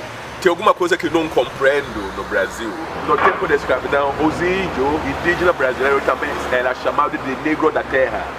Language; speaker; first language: Portuguese; non-native, learner; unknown